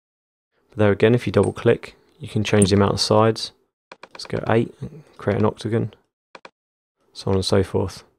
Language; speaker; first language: English; native; English